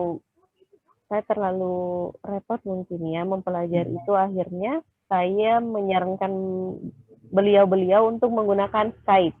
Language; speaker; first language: Indonesian; native; Indonesian